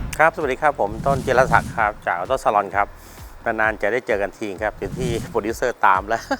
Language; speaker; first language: Thai; native; Thai